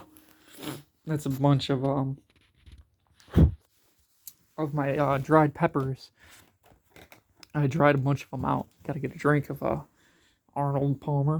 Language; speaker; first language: English; native; English